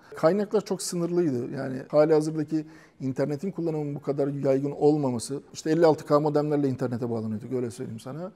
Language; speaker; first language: Turkish; native; Turkish